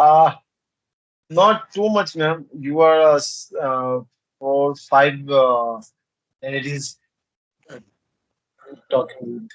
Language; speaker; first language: English; non-native, learner; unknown